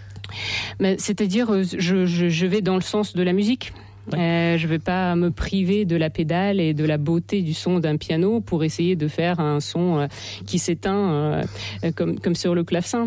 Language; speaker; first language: French; non-native, fluent; Russian